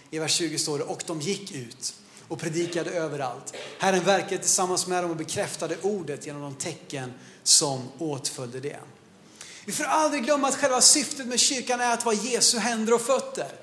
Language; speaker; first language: Swedish; native; Swedish